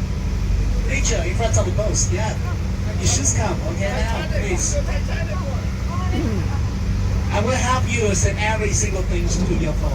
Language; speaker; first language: English; non-native, fluent; Vietnamese